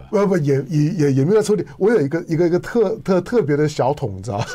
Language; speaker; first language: Chinese; native; Chinese